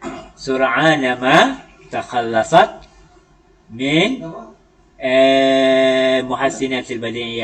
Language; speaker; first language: Arabic; non-native, fluent; Malay